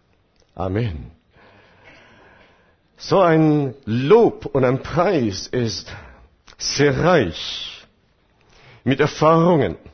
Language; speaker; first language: German; non-native, fluent; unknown